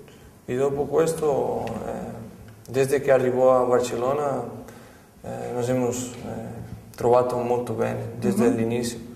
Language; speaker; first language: Italian; non-native, fluent; Portuguese